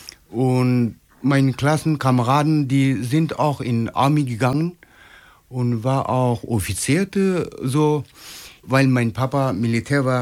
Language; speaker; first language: German; non-native, learner; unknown